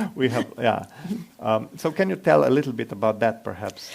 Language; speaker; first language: English; non-native, fluent; Slovenian